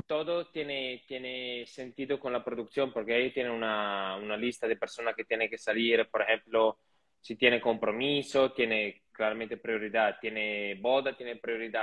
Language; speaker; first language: Spanish; non-native, fluent; Italian